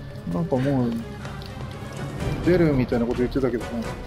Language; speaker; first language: Japanese; native; Japanese